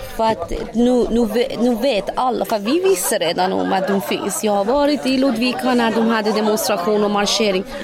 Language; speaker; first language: Swedish; non-native, fluent; Persian